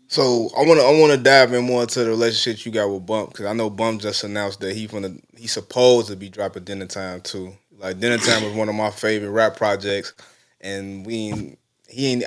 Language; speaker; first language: English; native; English